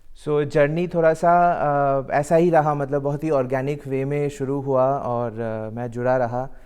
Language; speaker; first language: Hindi; non-native, local second language; Bangla